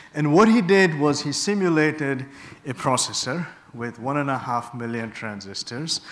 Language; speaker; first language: English; non-native, local second language; Bangla